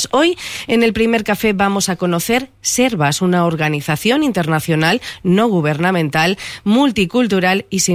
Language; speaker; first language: Spanish; native; Spanish